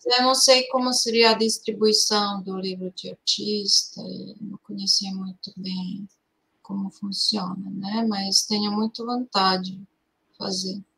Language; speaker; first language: Portuguese; non-native, fluent; Serbian